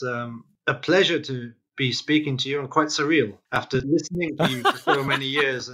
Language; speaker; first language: English; native; English